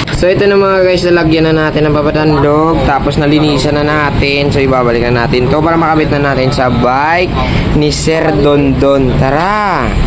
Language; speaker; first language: Filipino; non-native, local second language; Hiligaynon